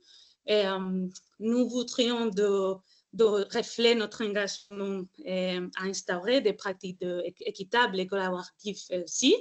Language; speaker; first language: French; non-native, fluent; Spanish